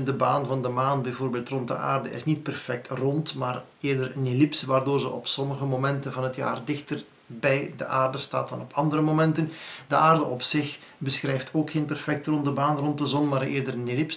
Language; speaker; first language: Dutch; native; Dutch